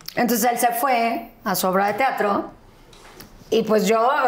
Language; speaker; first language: Spanish; native; Spanish